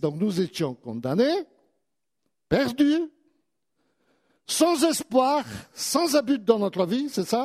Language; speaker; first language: French; native; French